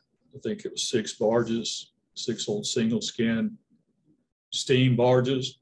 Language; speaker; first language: English; native; English